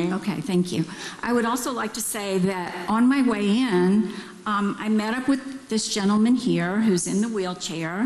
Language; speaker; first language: English; native; English